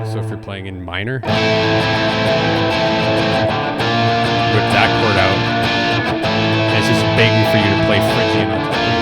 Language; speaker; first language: English; native; English